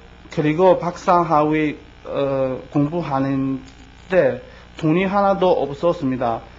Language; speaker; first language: Korean; non-native, learner; Chinese